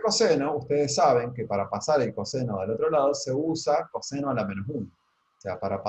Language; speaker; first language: Spanish; native; Spanish